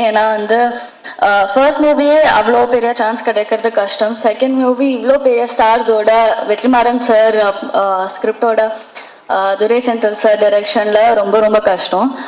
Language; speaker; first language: Tamil; non-native, learner; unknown